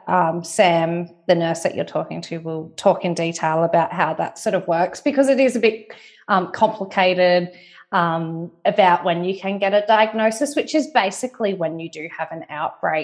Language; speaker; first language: English; native; English